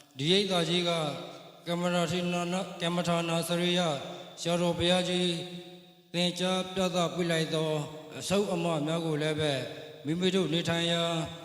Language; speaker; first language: Burmese; native; Burmese